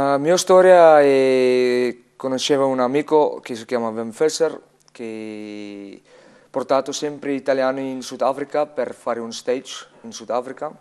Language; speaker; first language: Italian; non-native, learner; Afrikaans